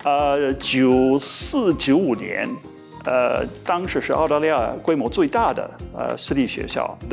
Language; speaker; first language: Chinese; non-native, fluent; English